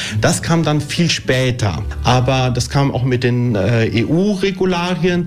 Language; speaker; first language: German; early bilingual, other home language; Italian